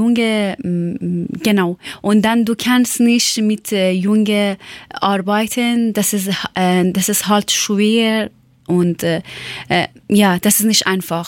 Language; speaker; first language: German; non-native, learner; Persian